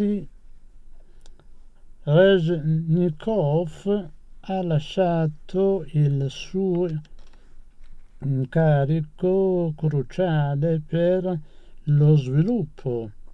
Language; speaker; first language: Italian; non-native, fluent; Persian